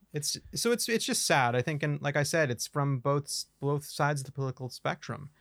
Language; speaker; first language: English; native; English